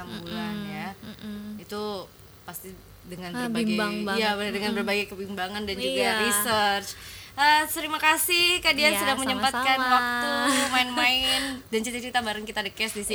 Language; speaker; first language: Indonesian; native; Indonesian